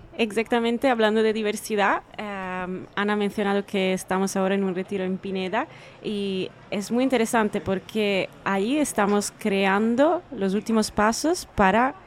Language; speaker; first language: Spanish; non-native, fluent; Italian